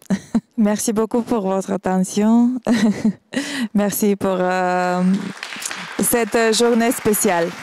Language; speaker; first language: French; non-native, fluent; Romanian